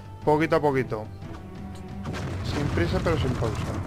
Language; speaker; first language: Spanish; native; Spanish